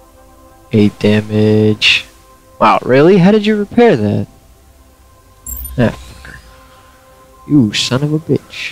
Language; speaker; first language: English; native; English